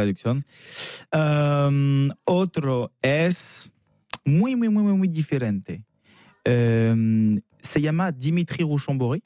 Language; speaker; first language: Spanish; non-native, learner; French